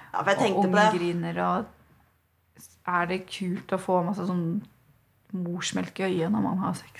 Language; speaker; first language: Norwegian; native; Norwegian